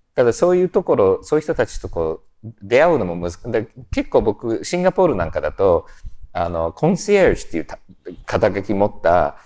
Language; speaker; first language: Japanese; early bilingual, heritage; Japanese